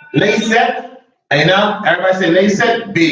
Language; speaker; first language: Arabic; non-native, fluent; English